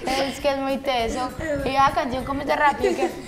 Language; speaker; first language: Spanish; native; Spanish